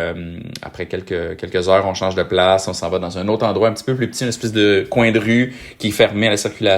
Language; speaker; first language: French; native; French